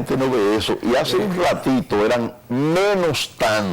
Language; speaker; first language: Spanish; native; Spanish